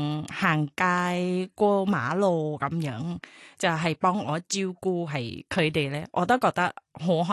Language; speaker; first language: Cantonese; non-native, learner; Thai